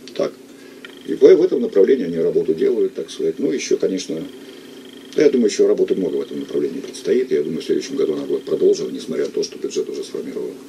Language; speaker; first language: Russian; native; Russian